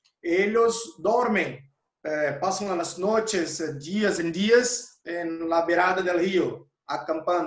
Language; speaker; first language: Spanish; non-native, learner; Portuguese